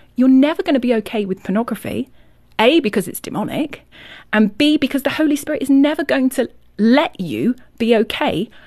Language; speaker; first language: English; native; English